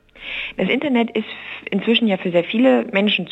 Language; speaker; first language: German; native; German